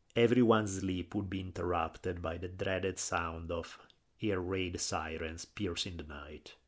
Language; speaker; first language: English; non-native, fluent; Italian